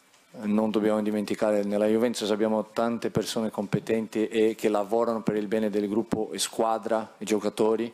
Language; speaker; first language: Italian; non-native, fluent; Portuguese